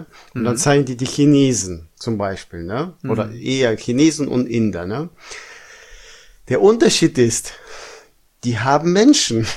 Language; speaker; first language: German; non-native, fluent; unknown